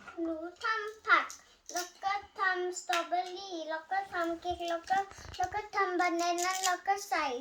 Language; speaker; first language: Thai; early bilingual, heritage; Thai